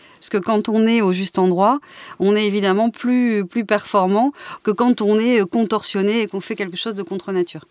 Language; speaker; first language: French; native; French